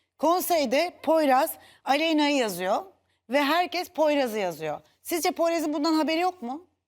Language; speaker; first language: Turkish; native; Turkish